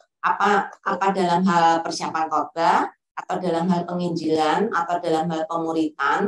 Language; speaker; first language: Indonesian; native; Indonesian